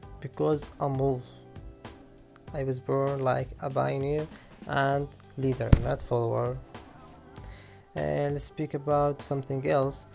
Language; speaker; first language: English; non-native, learner; Arabic